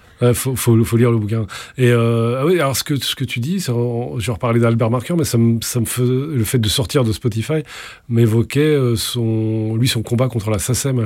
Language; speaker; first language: French; native; French